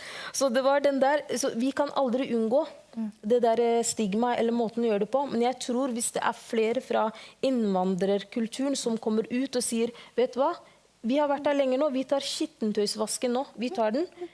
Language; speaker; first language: Norwegian; early bilingual, other home language; Somali